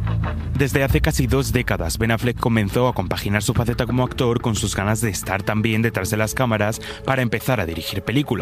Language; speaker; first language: Spanish; native; Spanish